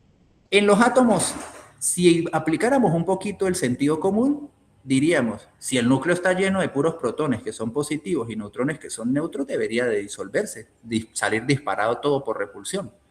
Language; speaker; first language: Spanish; native; Spanish